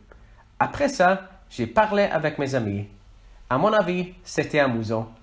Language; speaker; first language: French; non-native, learner; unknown